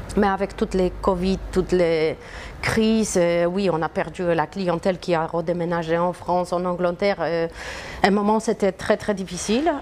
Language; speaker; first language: French; non-native, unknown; Polish